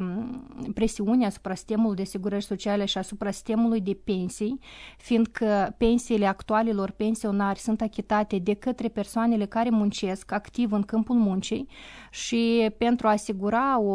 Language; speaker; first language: Romanian; native; Romanian